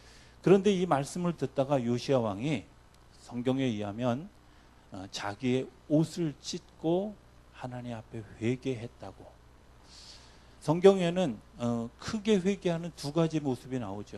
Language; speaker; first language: Korean; native; Korean